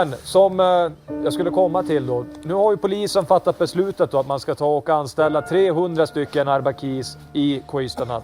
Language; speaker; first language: Swedish; native; Swedish